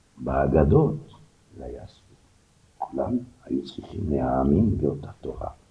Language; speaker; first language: Hebrew; non-native, fluent; French